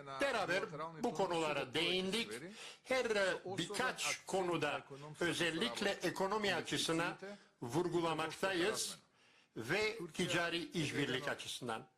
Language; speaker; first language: Turkish; non-native, learner; Macedonian